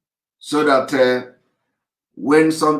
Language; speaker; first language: English; non-native, local second language; Igbo